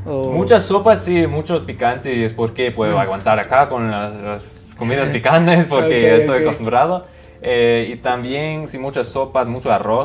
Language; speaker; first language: Spanish; non-native, fluent; English